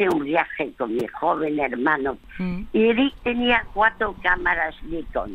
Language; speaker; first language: Spanish; early bilingual, other home language; French